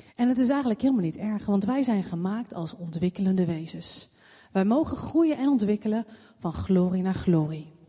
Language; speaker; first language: Dutch; native; Dutch